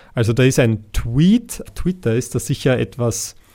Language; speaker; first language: German; native; German